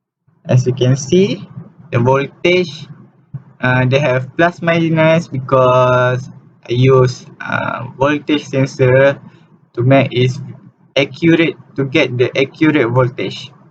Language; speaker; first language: English; non-native, local second language; Malay